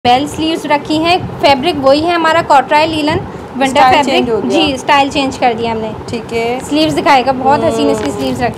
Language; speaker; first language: Urdu; native; Urdu